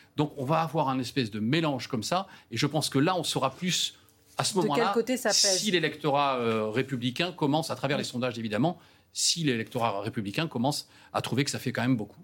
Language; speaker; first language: French; native; French